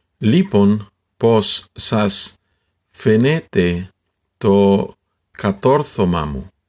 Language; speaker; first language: Greek; non-native, learner; Spanish